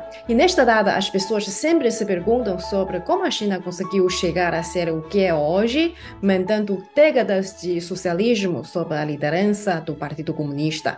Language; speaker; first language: Portuguese; non-native, fluent; Chinese